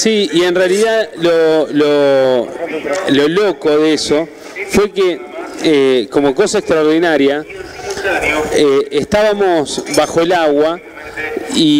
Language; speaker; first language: Spanish; native; Spanish